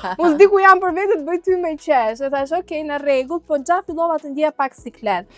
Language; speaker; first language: Albanian; native; Albanian